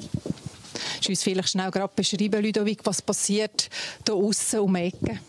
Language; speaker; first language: German; native; German